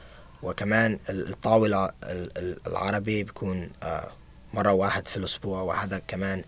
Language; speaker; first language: Arabic; non-native, learner; English